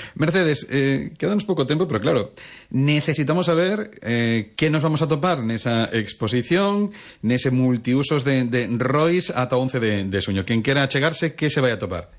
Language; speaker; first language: Galician; native; Galician